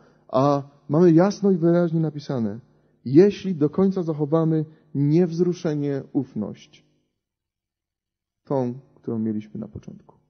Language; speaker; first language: Polish; native; Polish